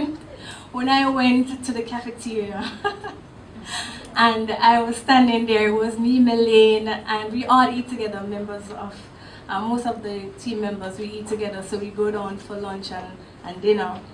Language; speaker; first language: English; non-native, local second language; Jamaican Creole English